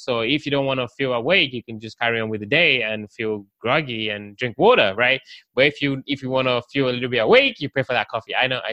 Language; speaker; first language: English; native; English